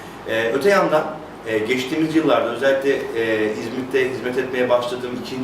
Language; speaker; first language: Turkish; native; Turkish